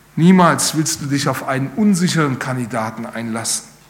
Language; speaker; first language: German; native; German